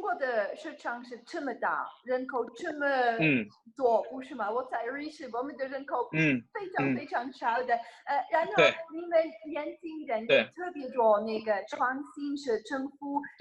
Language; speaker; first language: Chinese; non-native, fluent; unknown